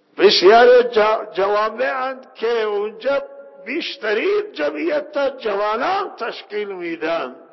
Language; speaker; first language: Persian; non-native, local second language; Baluchi